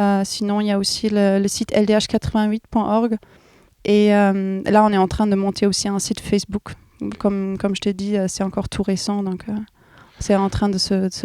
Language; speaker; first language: French; non-native, fluent; German